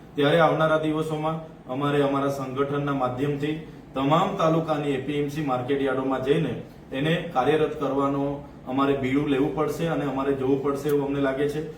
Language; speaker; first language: Gujarati; non-native, local second language; Vasavi